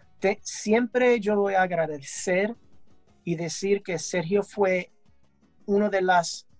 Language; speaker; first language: Spanish; early bilingual, heritage; English